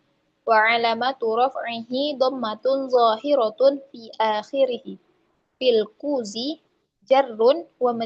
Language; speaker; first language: Arabic; non-native, learner; Indonesian